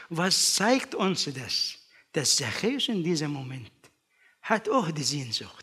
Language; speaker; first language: German; non-native, learner; Arabic